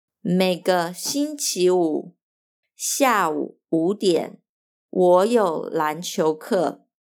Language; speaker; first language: Chinese; non-native, fluent; Portuguese